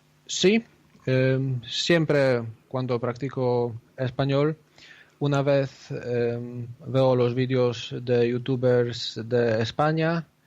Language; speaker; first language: Spanish; non-native, fluent; Polish